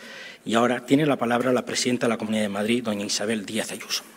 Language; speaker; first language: Spanish; native; Spanish